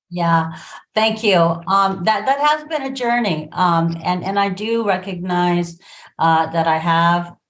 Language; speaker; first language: English; native; English